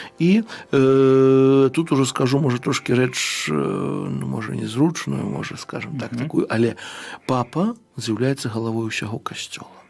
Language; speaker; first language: Belarusian; native; Belarusian